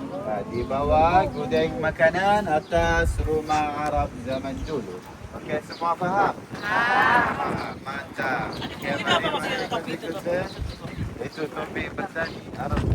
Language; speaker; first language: Indonesian; non-native, learner; Arabic